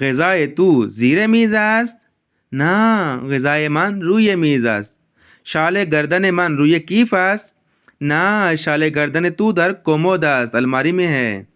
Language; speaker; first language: Persian; non-native, fluent; Urdu